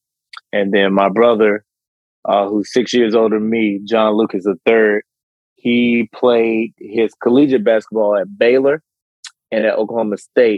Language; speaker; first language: English; native; English